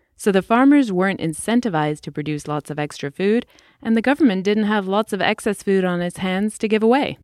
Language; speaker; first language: English; native; English